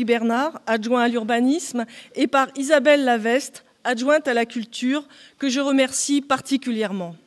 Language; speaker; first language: French; native; French